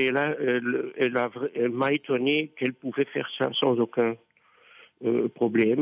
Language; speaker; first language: French; non-native, fluent; Dutch